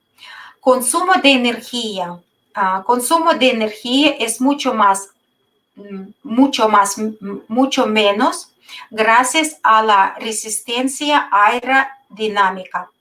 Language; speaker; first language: Spanish; non-native, fluent; Russian